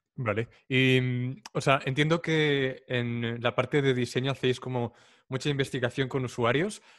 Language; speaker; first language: Spanish; native; Spanish